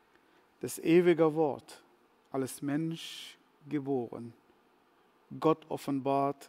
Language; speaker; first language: German; non-native, fluent; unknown